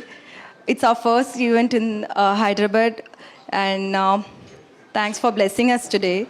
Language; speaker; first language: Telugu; non-native, learner; Tamil